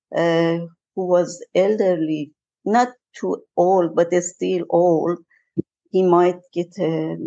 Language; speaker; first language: English; non-native, fluent; Persian